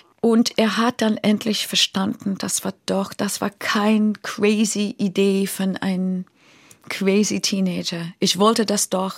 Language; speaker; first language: German; non-native, fluent; English